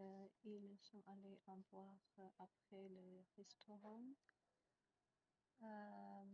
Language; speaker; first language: French; non-native, learner; Chinese